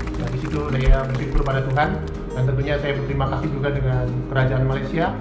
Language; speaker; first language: Indonesian; native; Indonesian